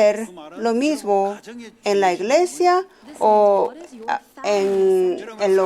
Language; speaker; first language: Spanish; non-native, fluent; Korean